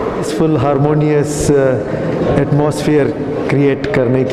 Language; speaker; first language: Hindi; non-native, local second language; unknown